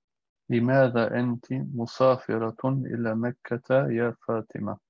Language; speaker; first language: Arabic; non-native, learner; German